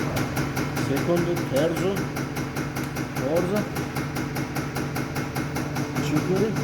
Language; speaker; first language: Italian; non-native, learner; Turkish